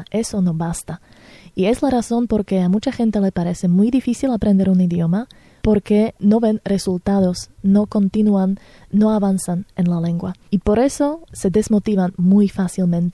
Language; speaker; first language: Spanish; non-native, fluent; Slovak